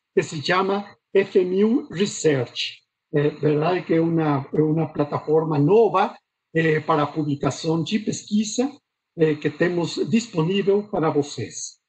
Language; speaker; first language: Portuguese; non-native, learner; Spanish